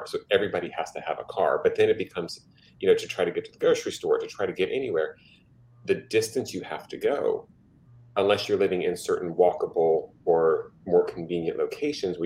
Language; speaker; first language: English; native; English